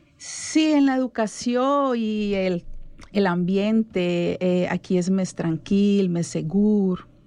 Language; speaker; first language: Catalan; non-native, learner; Spanish